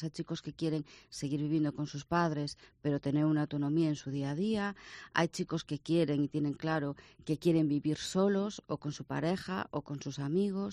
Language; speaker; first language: Spanish; native; Spanish